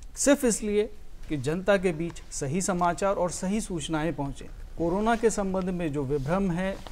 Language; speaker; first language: Hindi; native; Hindi